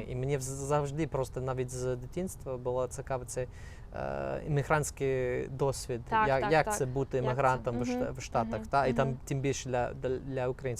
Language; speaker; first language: Ukrainian; non-native, fluent; English